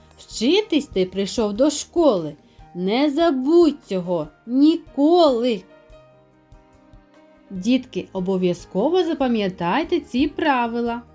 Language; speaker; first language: Ukrainian; native; Ukrainian